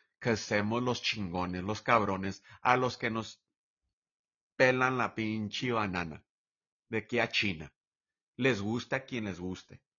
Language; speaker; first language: Spanish; native; Spanish